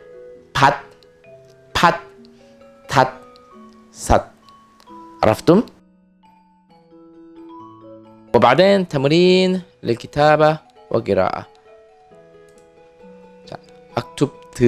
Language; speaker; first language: Arabic; non-native, fluent; Korean